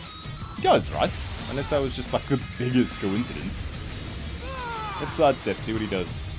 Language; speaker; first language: English; native; English